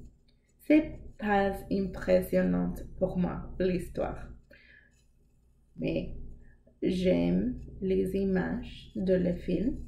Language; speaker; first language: French; non-native, learner; English